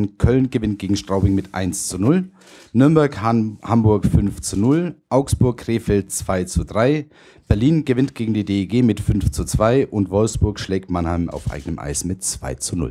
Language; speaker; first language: German; native; German